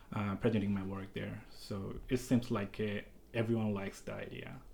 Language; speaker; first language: English; non-native, local second language; Bangla